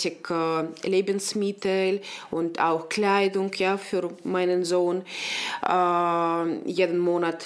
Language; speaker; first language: German; non-native, local second language; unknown